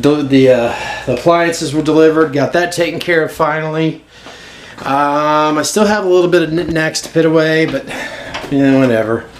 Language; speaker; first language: English; native; English